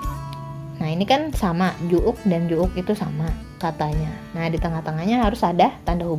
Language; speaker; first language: Indonesian; non-native, local second language; Banjar